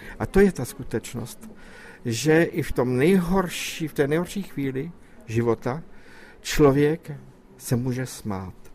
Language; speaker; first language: Czech; native; Czech